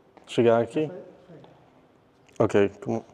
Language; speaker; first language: Portuguese; non-native, learner; English